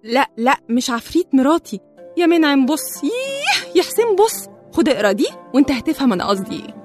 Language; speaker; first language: Arabic; native; Arabic